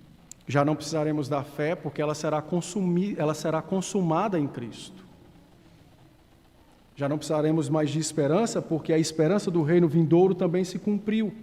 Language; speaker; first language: Portuguese; native; Portuguese